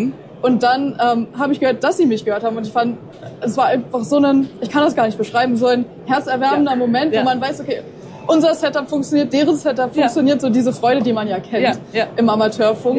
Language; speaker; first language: German; native; German